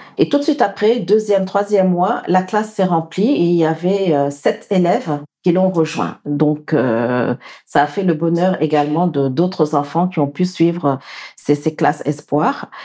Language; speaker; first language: French; non-native, local second language; Wolof